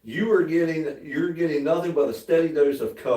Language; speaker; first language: English; native; English